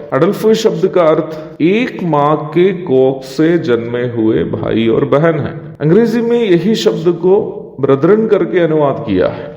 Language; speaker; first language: Hindi; non-native, local second language; Malayalam